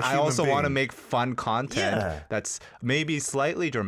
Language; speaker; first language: English; early bilingual, other home language; Korean